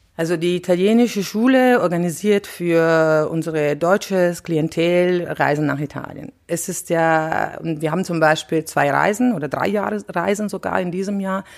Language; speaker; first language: German; non-native, fluent; Italian